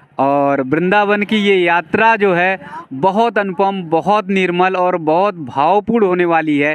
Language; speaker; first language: Hindi; native; Hindi